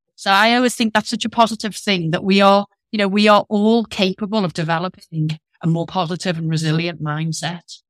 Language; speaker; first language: English; native; English